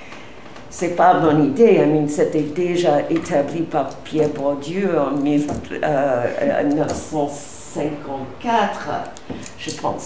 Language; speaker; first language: French; non-native, fluent; English